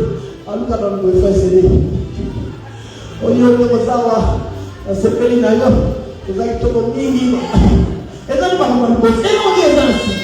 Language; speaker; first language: French; non-native, local second language; Lingala